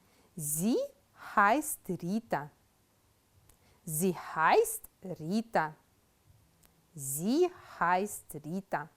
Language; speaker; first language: German; non-native, fluent; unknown